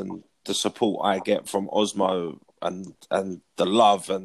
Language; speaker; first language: English; native; English